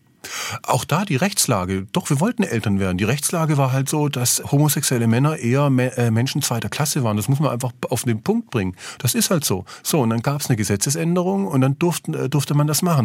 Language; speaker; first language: German; native; German